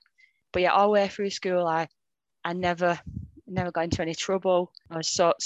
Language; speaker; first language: English; native; English